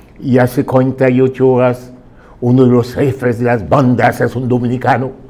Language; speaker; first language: Spanish; non-native, fluent; Haitian Creole